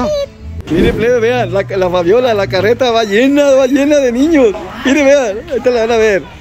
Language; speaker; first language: Spanish; native; Spanish